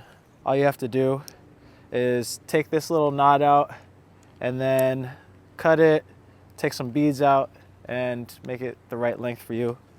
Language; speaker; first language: English; native; English